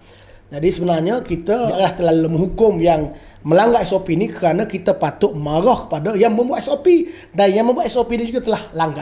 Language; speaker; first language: Malay; native; Malay